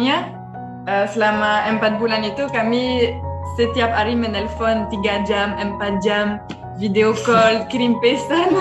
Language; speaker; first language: Indonesian; non-native, fluent; French